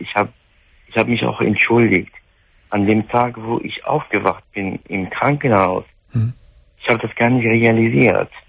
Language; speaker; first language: German; non-native, fluent; Arabic